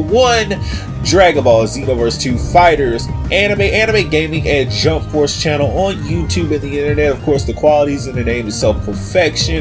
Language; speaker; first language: English; native; English